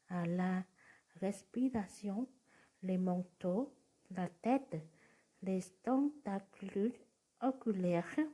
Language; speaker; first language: French; non-native, learner; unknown